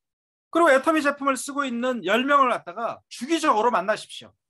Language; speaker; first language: Korean; native; Korean